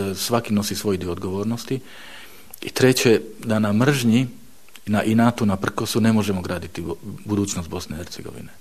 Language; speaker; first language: Bosnian; non-native, fluent; Slovak